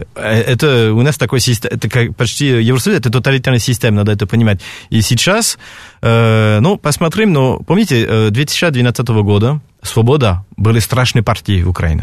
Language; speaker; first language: Russian; non-native, fluent; French